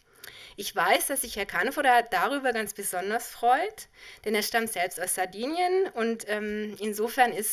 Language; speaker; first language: German; native; German